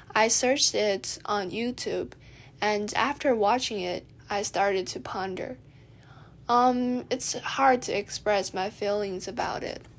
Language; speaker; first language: English; non-native, fluent; Chinese